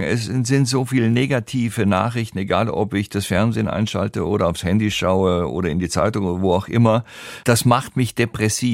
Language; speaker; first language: German; native; German